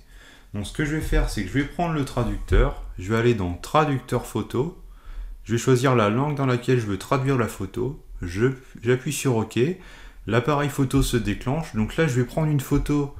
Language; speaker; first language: French; native; French